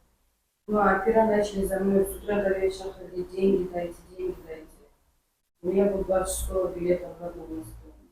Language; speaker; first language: Russian; non-native, local second language; Kyrgyz